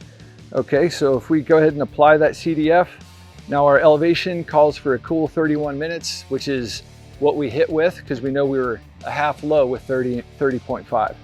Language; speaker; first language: English; native; English